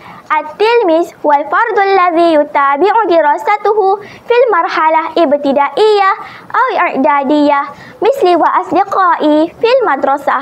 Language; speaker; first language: Arabic; non-native, learner; Malay